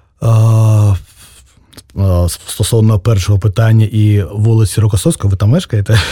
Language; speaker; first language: Ukrainian; native; Ukrainian